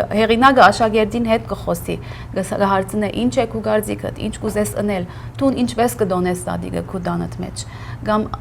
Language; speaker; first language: Armenian; early bilingual, heritage; Armenian